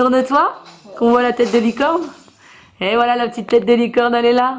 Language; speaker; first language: French; native; French